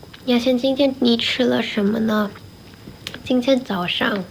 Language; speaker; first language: Chinese; non-native, learner; Korean